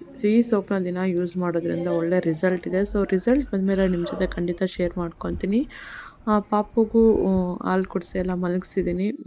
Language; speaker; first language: Kannada; native; Kannada